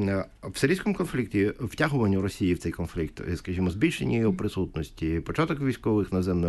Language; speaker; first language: Ukrainian; native; Ukrainian